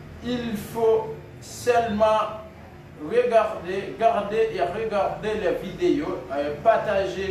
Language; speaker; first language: French; non-native, local second language; Haitian Creole